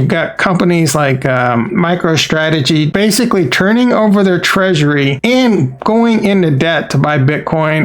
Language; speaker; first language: English; native; English